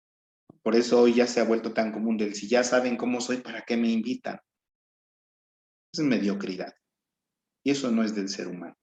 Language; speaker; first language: Spanish; native; Spanish